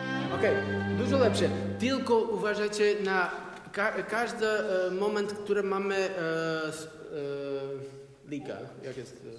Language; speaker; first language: Polish; non-native, learner; Portuguese